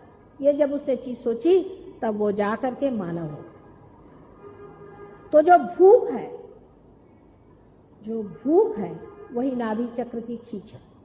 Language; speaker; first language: Hindi; non-native, local second language; Marathi